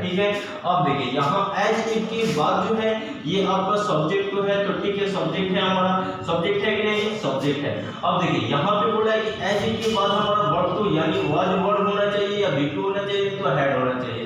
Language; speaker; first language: Hindi; native; Hindi